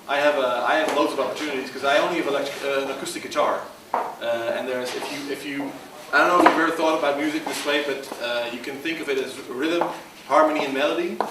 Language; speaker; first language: English; non-native, fluent; Dutch